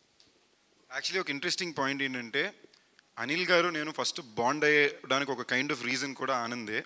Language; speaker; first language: Telugu; native; Telugu